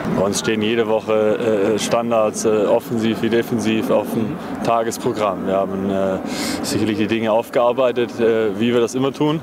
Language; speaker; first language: German; native; German